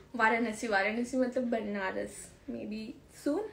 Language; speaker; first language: Hindi; native; Hindi